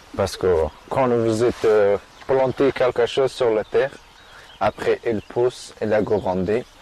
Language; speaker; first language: French; non-native, learner; Persian